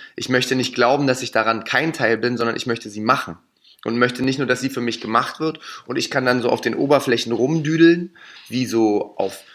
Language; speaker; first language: German; native; German